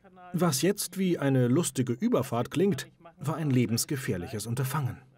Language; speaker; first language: German; native; German